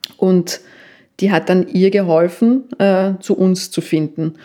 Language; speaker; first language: German; native; German